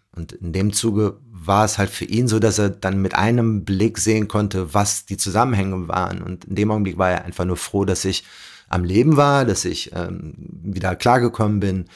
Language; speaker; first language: German; early bilingual, other home language; Arabic